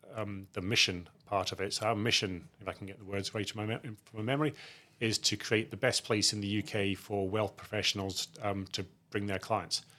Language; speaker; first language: English; native; English